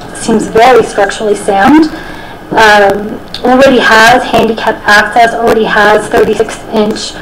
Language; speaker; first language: English; native; English